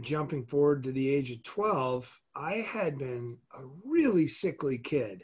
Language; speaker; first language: English; native; English